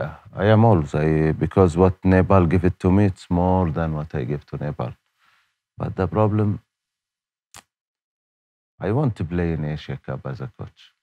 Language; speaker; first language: English; non-native, learner; Arabic